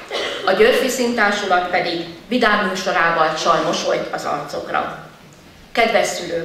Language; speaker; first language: Hungarian; native; Hungarian